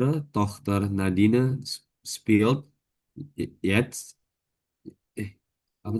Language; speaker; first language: German; non-native, learner; Indonesian